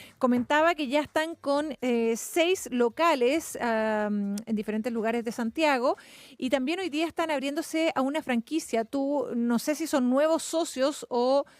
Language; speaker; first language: Spanish; native; Spanish